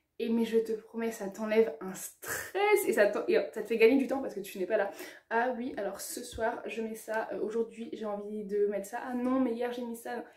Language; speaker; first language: French; native; French